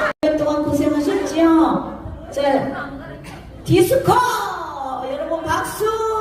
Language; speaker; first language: Korean; native; Korean